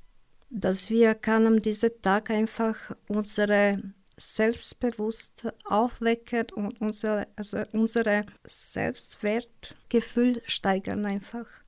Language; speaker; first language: German; non-native, learner; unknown